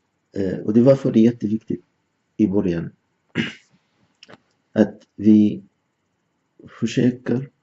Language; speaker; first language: Swedish; non-native, fluent; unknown